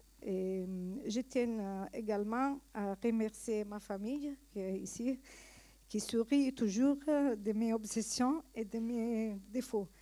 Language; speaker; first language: French; non-native, learner; Italian